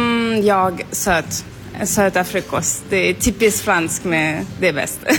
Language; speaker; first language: Swedish; non-native, fluent; French